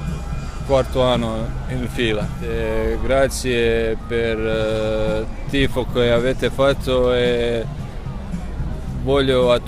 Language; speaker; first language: Italian; non-native, fluent; Croatian